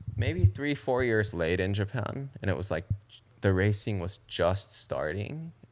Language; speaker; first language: English; early bilingual, other home language; Japanese